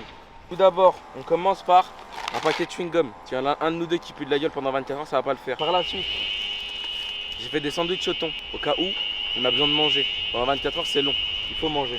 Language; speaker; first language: French; native; French